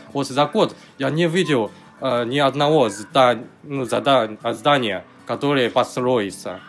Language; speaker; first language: Russian; non-native, learner; Chinese